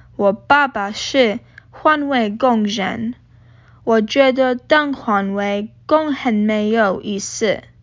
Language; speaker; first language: Chinese; non-native, learner; Polish